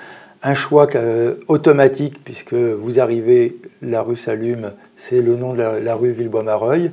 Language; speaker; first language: French; native; French